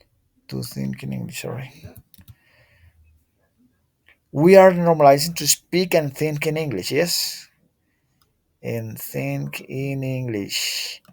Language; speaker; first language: English; non-native, learner; Spanish